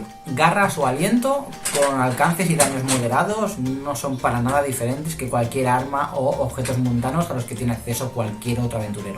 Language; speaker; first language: Spanish; native; Spanish